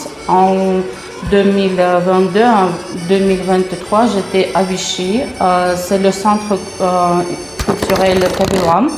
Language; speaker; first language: French; non-native, fluent; Russian